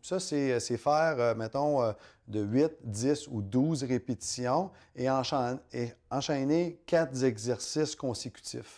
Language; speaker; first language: French; native; French